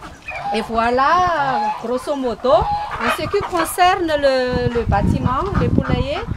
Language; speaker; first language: French; non-native, local second language; Malagasy